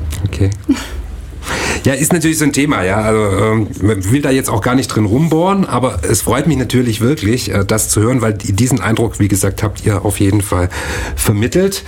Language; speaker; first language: German; native; German